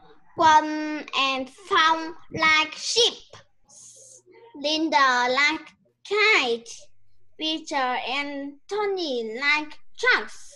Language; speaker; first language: English; non-native, learner; Vietnamese